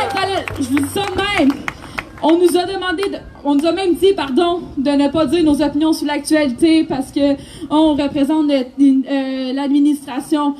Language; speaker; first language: French; native; French